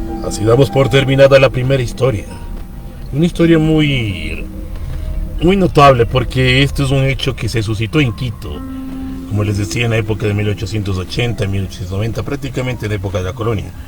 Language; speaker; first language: Spanish; native; Spanish